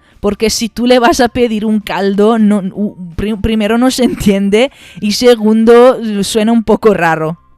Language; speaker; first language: Spanish; non-native, fluent; Italian